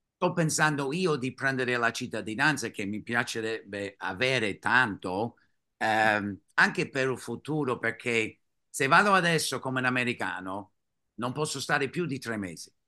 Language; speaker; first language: Italian; non-native, fluent; English